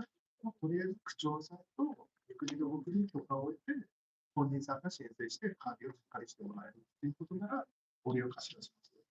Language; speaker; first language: Japanese; native; Japanese